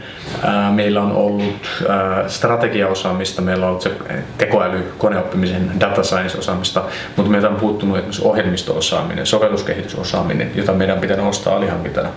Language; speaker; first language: Finnish; native; Finnish